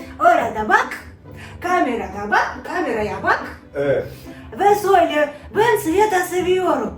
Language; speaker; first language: Turkish; non-native, learner; Russian